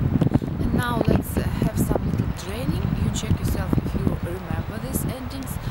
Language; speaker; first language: English; non-native, fluent; Russian